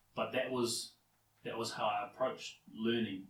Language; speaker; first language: English; native; English